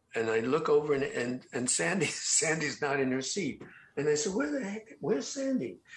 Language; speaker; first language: English; native; English